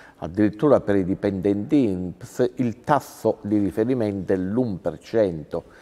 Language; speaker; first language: Italian; native; Italian